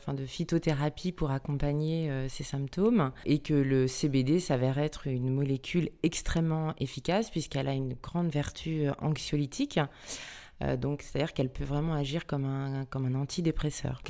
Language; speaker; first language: French; native; French